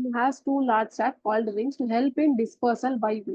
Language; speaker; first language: English; non-native, local second language; Tamil